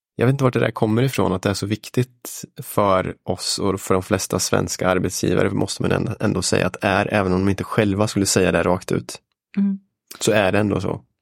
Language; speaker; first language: Swedish; native; Swedish